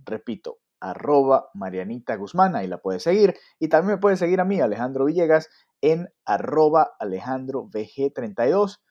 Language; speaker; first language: Spanish; native; Spanish